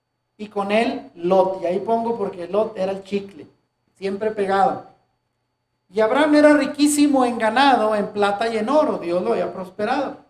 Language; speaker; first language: Spanish; native; Spanish